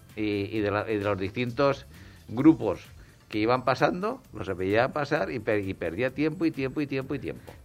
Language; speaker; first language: Spanish; native; Spanish